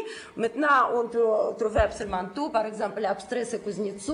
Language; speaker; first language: French; non-native, fluent; Russian